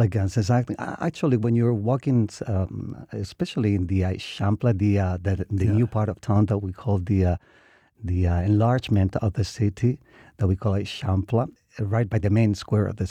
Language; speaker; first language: English; non-native, fluent; Spanish